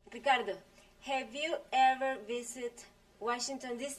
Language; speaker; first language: English; non-native, learner; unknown